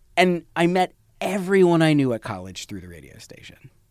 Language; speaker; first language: English; native; English